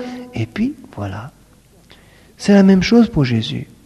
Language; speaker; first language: French; native; French